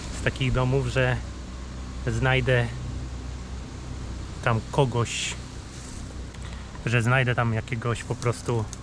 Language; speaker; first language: Polish; native; Polish